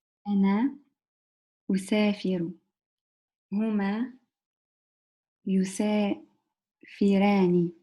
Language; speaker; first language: Arabic; non-native, learner; English